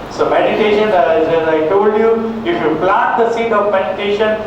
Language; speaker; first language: English; non-native, local second language; Gujarati